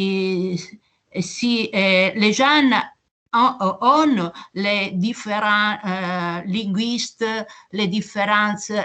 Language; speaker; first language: French; non-native, learner; Italian